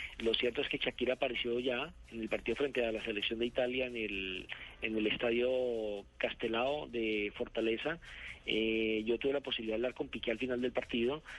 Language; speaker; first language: Spanish; native; Spanish